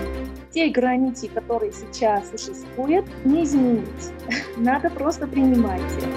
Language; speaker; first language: Russian; non-native, fluent; Armenian